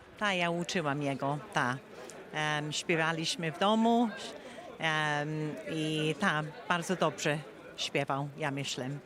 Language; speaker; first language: Polish; early bilingual, heritage; Polish